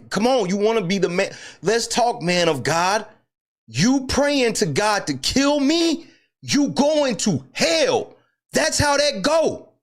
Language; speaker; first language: English; native; English